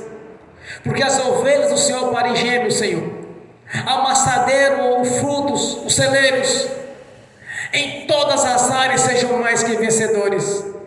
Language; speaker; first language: Portuguese; native; Portuguese